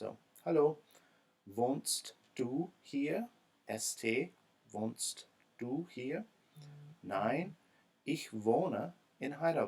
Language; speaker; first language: German; non-native, fluent; English